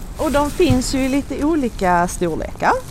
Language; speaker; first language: Swedish; native; Swedish